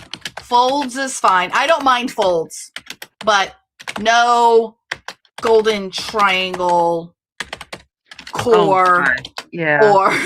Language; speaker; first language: English; native; English